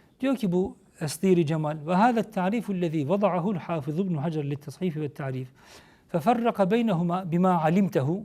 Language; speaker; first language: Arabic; non-native, fluent; Turkish